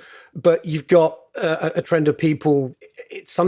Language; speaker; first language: English; native; English